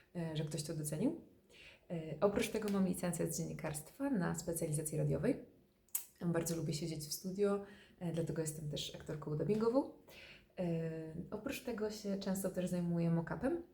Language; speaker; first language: Polish; native; Polish